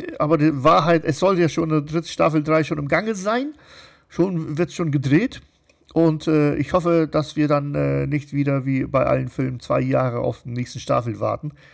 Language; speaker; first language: German; early bilingual, other home language; Turkish